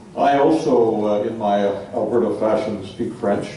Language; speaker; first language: English; native; English